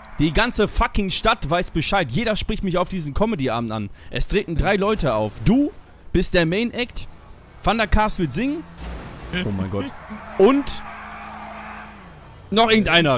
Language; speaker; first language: German; native; German